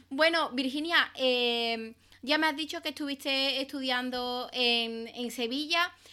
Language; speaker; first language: Spanish; native; Spanish